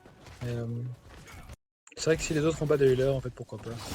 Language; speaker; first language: French; native; French